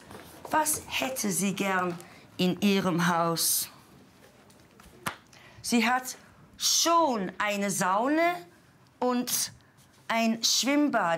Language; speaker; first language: German; non-native, fluent; English